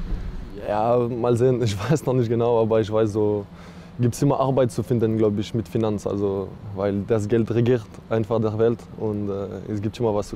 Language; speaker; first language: German; non-native, learner; French